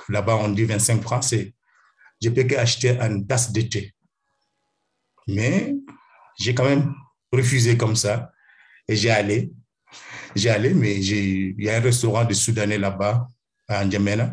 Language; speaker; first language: French; non-native, fluent; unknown